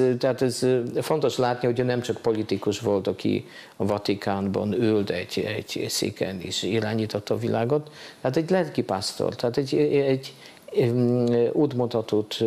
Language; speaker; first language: Hungarian; non-native, fluent; Polish